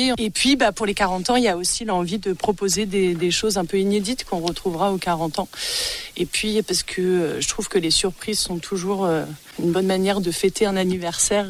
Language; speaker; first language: French; native; French